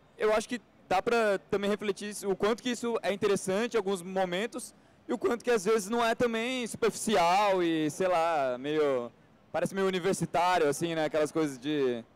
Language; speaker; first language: Portuguese; native; Portuguese